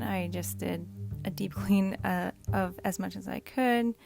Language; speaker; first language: English; native; English